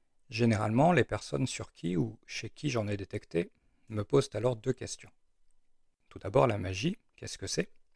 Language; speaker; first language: French; native; French